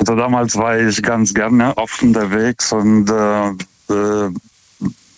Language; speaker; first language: German; native; German